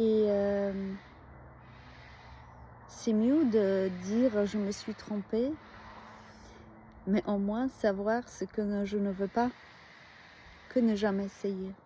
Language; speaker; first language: French; non-native, fluent; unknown